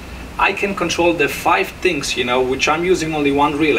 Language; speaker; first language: English; non-native, fluent; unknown